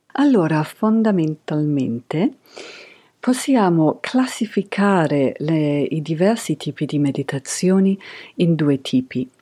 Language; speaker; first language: Italian; non-native, fluent; English